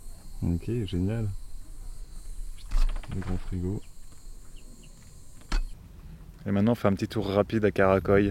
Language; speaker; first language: French; native; French